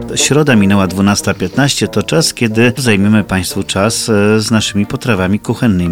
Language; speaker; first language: Polish; native; Polish